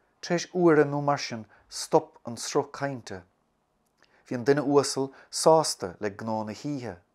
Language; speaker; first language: Irish; native; Irish